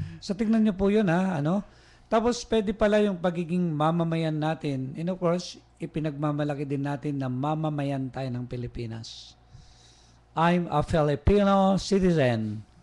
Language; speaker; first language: Filipino; non-native, local second language; Iloko